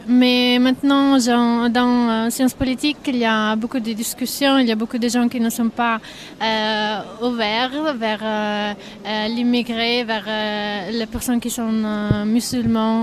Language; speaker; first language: French; non-native, fluent; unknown